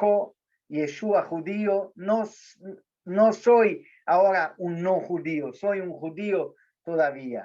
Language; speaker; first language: Spanish; non-native, fluent; Portuguese